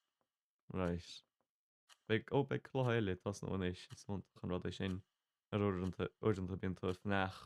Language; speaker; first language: Irish; non-native, local second language; English